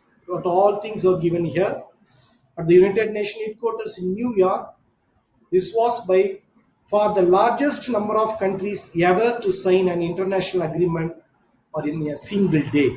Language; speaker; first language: English; non-native, local second language; Tamil